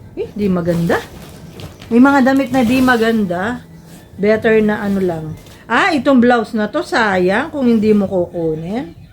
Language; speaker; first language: Filipino; non-native, local second language; Pampanga